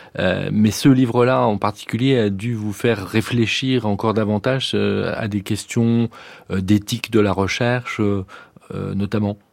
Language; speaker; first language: French; native; French